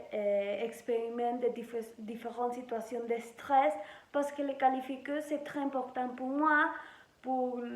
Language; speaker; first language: French; non-native, learner; Spanish